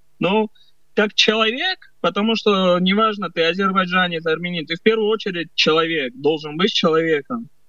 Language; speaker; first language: Russian; early bilingual, other home language; Armenian